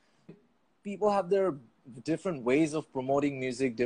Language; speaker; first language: English; non-native, local second language; Bangla